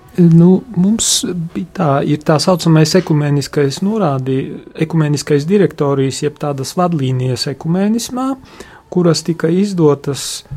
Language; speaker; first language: Latvian; early bilingual, heritage; Latvian